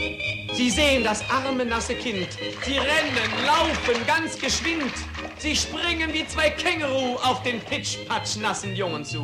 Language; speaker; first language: German; native; German